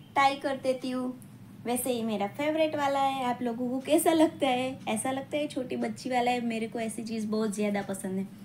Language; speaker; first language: Hindi; non-native, local second language; Gujarati